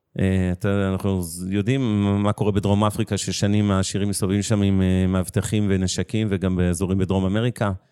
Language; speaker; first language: Hebrew; native; Hebrew